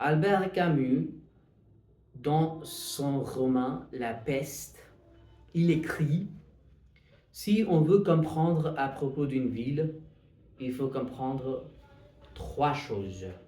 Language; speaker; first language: French; non-native, fluent; Hindi